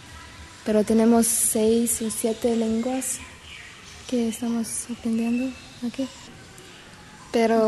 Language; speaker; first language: Spanish; non-native, learner; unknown